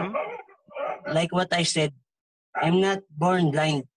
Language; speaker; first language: English; non-native, local second language; Filipino